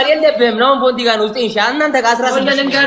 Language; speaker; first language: Amharic; native; Amharic